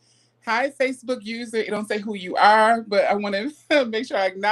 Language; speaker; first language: English; native; English